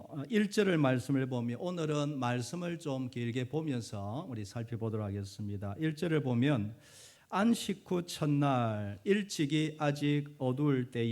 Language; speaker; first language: Korean; native; Korean